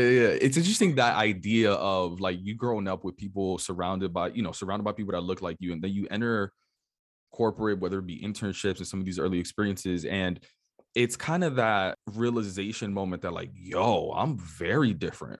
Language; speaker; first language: English; early bilingual, other home language; Spanish